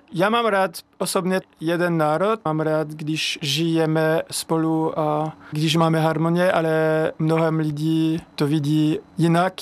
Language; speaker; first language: Czech; non-native, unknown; French